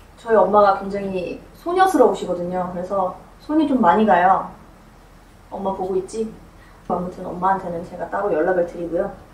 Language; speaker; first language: Korean; non-native, fluent; Russian